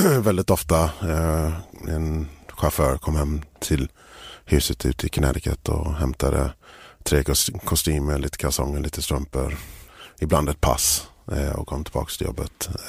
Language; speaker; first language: Swedish; early bilingual, other home language; English